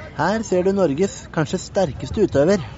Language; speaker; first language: Norwegian; native; Norwegian